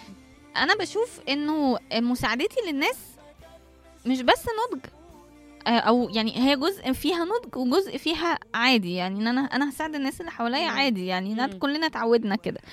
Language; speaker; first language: Arabic; native; Arabic